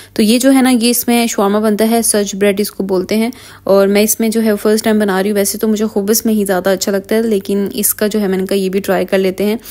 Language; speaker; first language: Urdu; non-native, local second language; Punjabi